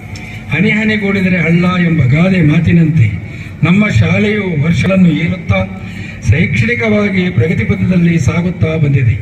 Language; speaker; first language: Kannada; native; Kannada